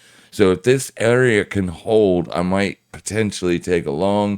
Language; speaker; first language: English; native; English